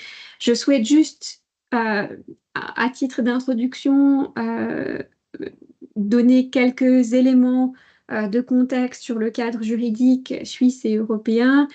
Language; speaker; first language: French; native; French